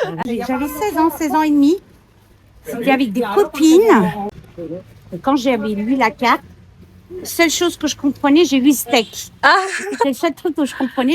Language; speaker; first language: French; non-native, fluent; Turkish